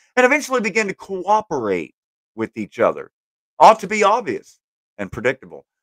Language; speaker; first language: English; native; English